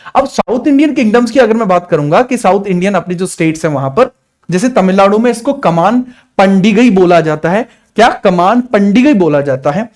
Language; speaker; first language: Hindi; native; Hindi